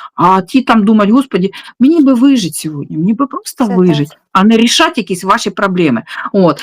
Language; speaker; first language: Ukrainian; non-native, local second language; Russian